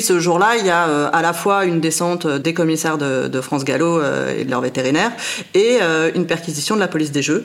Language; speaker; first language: French; native; French